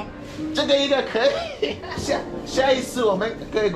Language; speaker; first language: Chinese; non-native, learner; English